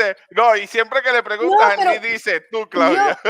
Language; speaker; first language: Spanish; native; Spanish